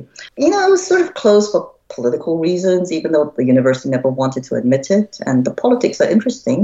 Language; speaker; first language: English; non-native, local second language; Cantonese